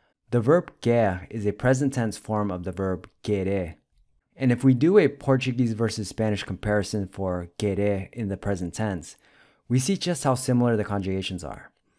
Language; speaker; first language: English; native; English